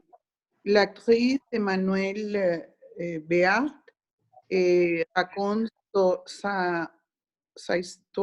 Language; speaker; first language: French; non-native, learner; Spanish